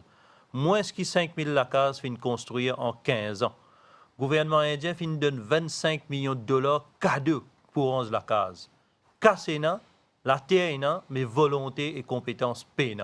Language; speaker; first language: French; non-native, local second language; Morisyen